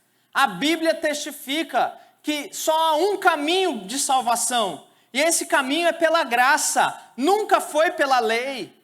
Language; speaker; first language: Portuguese; native; Portuguese